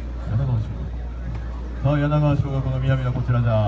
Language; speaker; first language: Japanese; native; Japanese